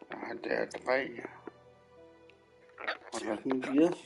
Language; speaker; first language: German; non-native, learner; Vietnamese